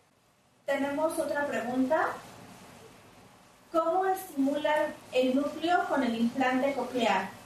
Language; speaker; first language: Spanish; native; Spanish